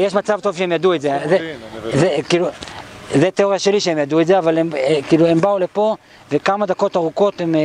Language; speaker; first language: Hebrew; native; Hebrew